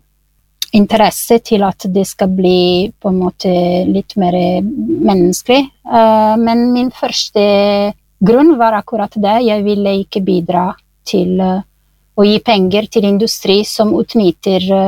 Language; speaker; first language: Norwegian; non-native, fluent; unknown